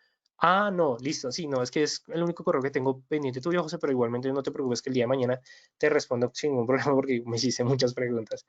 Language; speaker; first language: Spanish; native; Spanish